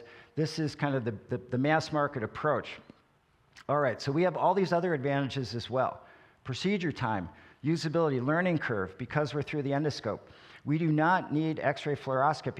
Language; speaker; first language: English; native; English